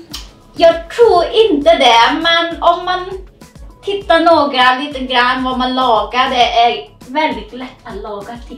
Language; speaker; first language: Swedish; non-native, learner; Thai